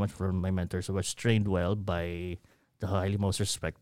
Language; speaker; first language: English; non-native, local second language; Hiligaynon